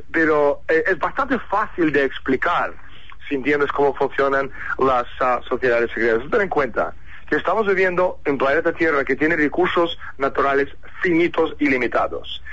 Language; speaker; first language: Spanish; non-native, fluent; Russian